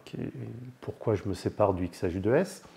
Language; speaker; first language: French; native; French